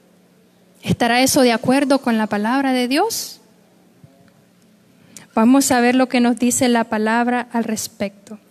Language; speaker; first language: Spanish; native; Spanish